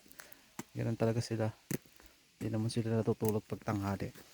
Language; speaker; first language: Filipino; native; Filipino